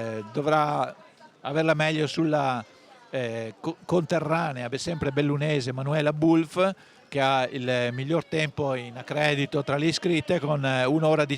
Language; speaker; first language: Italian; native; Italian